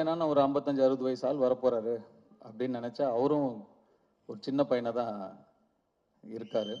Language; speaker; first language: Tamil; native; Tamil